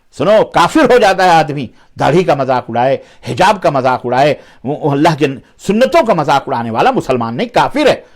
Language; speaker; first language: Urdu; native; Urdu